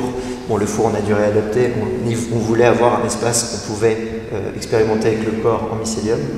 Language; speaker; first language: French; native; French